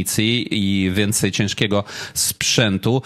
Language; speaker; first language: Polish; non-native, fluent; Ukrainian